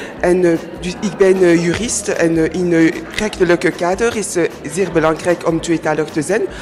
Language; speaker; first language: Dutch; non-native, local second language; French